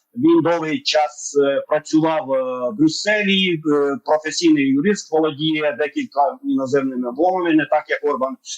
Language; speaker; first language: Ukrainian; non-native, local second language; Hungarian